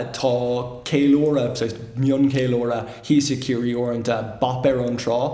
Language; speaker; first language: Irish; non-native, local second language; English